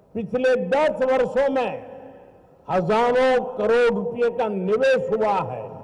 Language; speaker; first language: Hindi; non-native, local second language; Gujarati